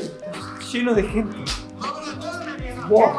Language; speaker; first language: Spanish; native; Spanish